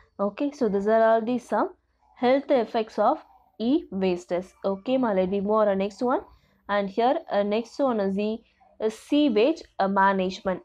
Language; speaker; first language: English; non-native, local second language; Tamil